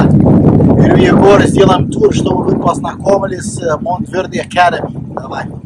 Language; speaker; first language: Russian; non-native, fluent; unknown